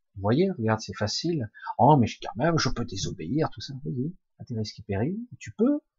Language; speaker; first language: French; native; French